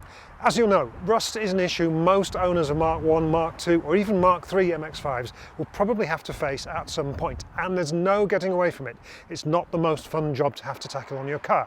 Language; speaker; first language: English; native; English